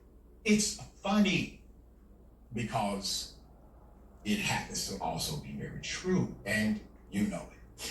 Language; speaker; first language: English; native; English